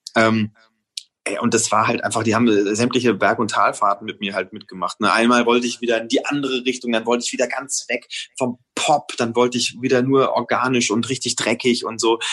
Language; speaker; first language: German; native; German